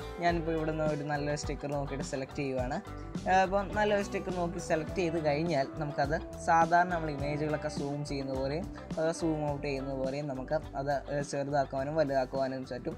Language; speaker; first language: Malayalam; native; Malayalam